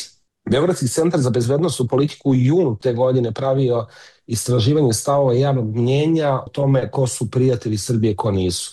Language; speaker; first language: Serbian; native; Serbian